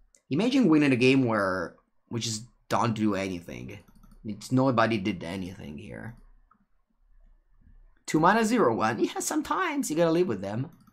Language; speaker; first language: English; non-native, fluent; Italian